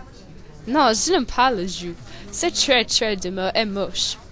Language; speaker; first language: French; non-native, learner; English